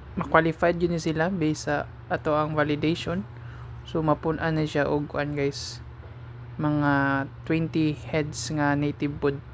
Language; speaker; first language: Cebuano; native; Cebuano